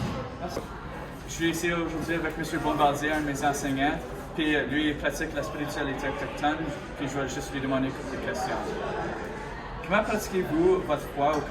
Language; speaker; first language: French; native; French